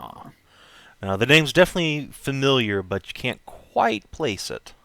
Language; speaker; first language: English; native; English